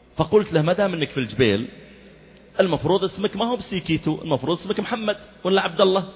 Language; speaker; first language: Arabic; native; Arabic